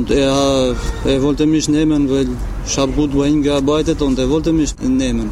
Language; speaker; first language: German; non-native, learner; Albanian